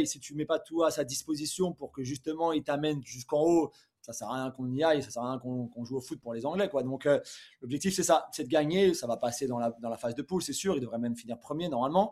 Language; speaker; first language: French; native; French